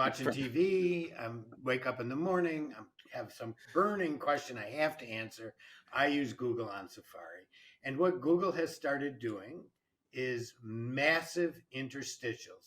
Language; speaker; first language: English; native; English